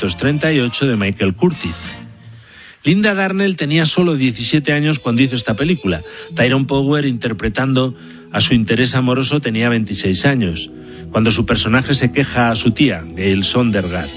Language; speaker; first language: Spanish; native; Spanish